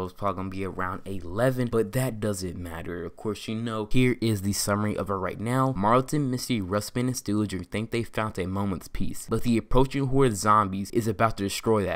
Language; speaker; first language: English; native; English